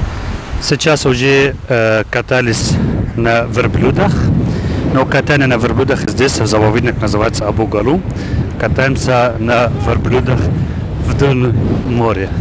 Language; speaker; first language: Russian; non-native, learner; Arabic